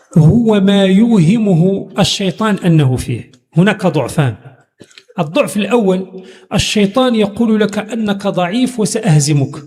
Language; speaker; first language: Arabic; native; Arabic